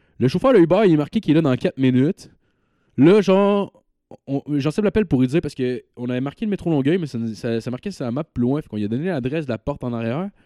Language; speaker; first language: French; native; French